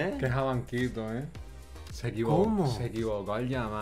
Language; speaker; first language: Spanish; native; Spanish